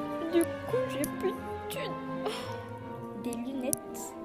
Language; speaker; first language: French; native; French